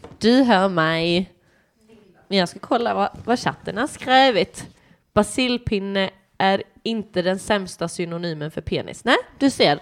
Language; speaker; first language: Swedish; early bilingual, other home language; English